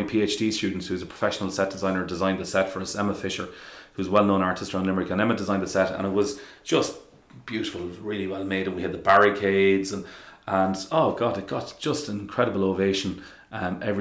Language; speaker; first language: English; native; English